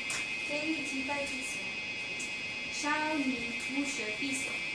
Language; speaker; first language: Chinese; non-native, learner; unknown